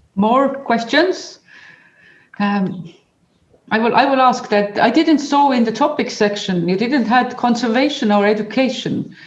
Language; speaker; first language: English; non-native, fluent; Estonian